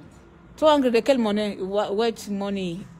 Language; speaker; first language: English; non-native, learner; French